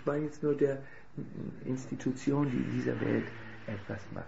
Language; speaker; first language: German; native; German